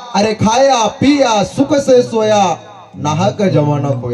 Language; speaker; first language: Hindi; non-native, local second language; Marathi